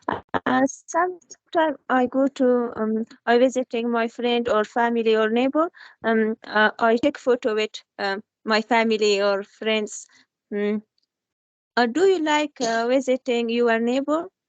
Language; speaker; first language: English; non-native, learner; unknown